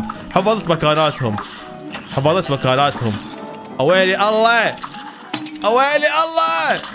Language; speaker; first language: Arabic; native; Arabic